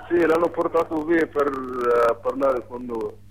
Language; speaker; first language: Italian; non-native, learner; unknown